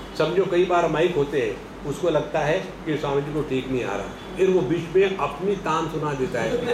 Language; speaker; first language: Hindi; non-native, local second language; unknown